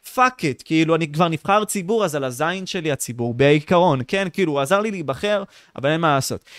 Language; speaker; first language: Hebrew; native; Hebrew